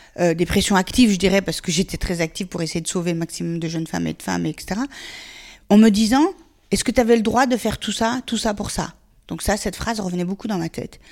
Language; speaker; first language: French; early bilingual, other home language; Persian